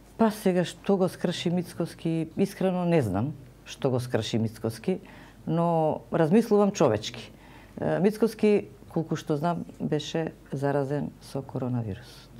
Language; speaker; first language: Macedonian; non-native, local second language; Serbian